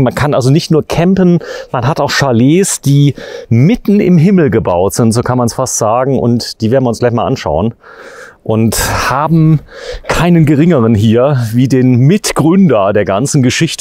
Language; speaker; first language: German; native; German